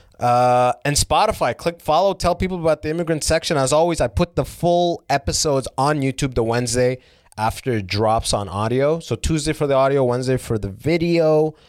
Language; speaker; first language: English; early bilingual, other home language; Arabic